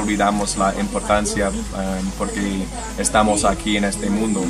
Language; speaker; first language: Spanish; non-native, learner; English